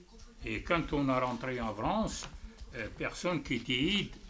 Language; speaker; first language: French; non-native, fluent; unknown